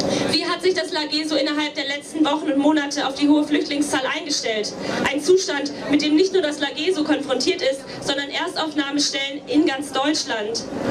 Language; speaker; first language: German; native; German